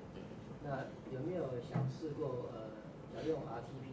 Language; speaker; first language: Chinese; native; Chinese